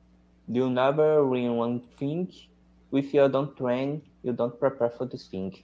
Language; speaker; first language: English; non-native, learner; Portuguese